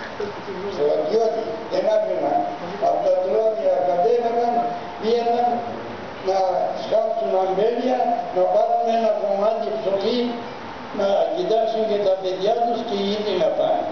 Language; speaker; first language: Greek; early bilingual, other home language; Turkish